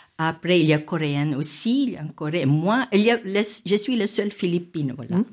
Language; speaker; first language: French; non-native, fluent; Filipino